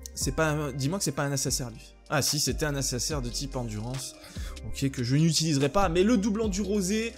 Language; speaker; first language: French; native; French